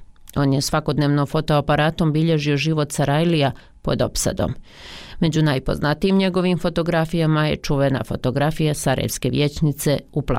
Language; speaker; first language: Croatian; native; Croatian